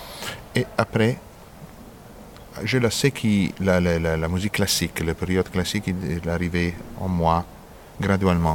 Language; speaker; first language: French; non-native, fluent; Italian